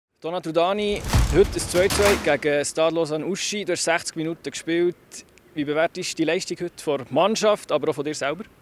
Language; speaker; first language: German; native; German